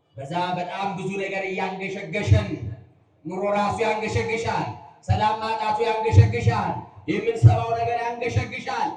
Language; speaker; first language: Amharic; native; Amharic